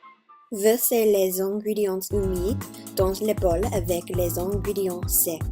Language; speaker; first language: French; non-native, learner; English